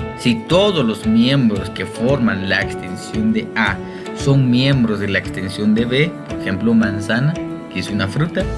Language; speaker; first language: Spanish; non-native, local second language; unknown